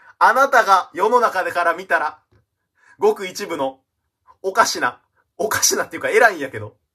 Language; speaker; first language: Japanese; native; Japanese